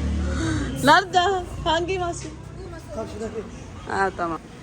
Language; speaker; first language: Turkish; non-native, learner; Filipino